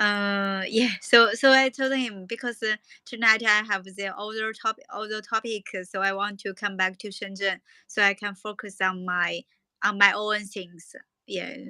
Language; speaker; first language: English; non-native, learner; Chinese